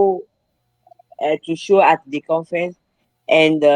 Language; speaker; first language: English; non-native, learner; French